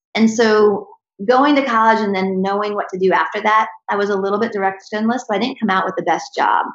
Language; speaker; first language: English; native; English